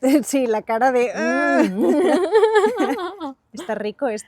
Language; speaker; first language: Spanish; native; Spanish